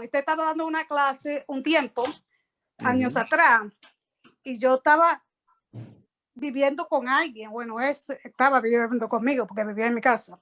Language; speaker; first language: Spanish; early bilingual, heritage; Spanish